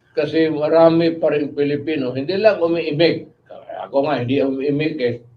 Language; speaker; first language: Filipino; non-native, local second language; Cebuano